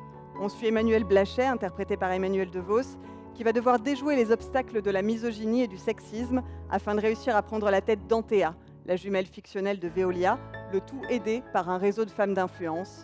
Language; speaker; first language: French; native; French